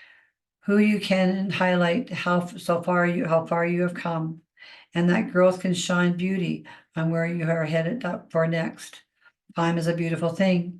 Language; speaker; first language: English; native; English